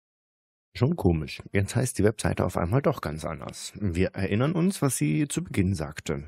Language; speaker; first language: German; native; German